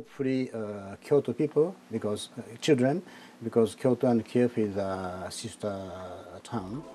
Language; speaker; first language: English; non-native, fluent; Japanese